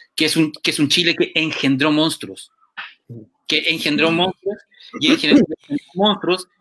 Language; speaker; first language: Spanish; native; Spanish